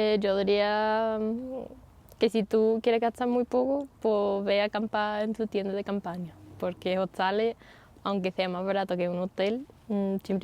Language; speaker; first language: Spanish; non-native, fluent; English